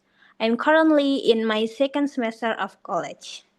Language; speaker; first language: English; non-native, learner; Indonesian